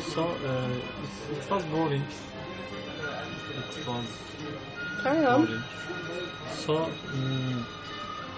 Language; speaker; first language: English; non-native, learner; Turkish